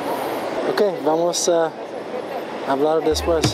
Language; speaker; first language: Spanish; non-native, learner; English